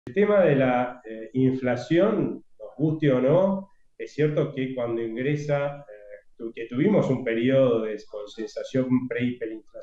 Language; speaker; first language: Spanish; native; Spanish